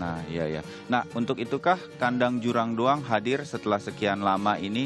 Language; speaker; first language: Malay; native; Malay